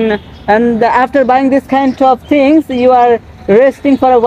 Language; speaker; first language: English; non-native, learner; Bangla